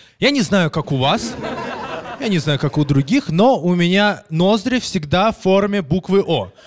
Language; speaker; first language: Russian; native; Russian